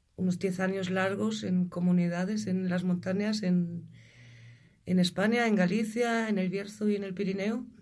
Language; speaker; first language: Spanish; non-native, fluent; German